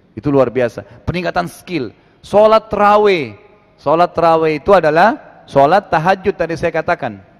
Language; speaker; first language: Indonesian; native; Indonesian